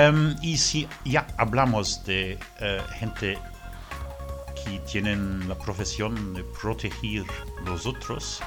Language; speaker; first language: Spanish; non-native, learner; French